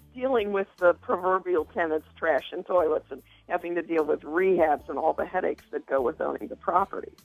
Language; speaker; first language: English; native; English